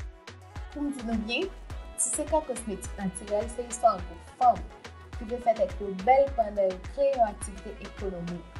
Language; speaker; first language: Haitian Creole; native; Haitian Creole